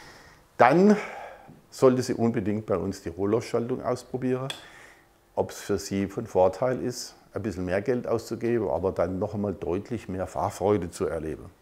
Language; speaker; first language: German; native; German